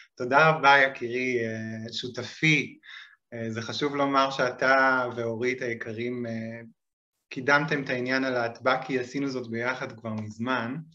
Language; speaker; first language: Hebrew; native; Hebrew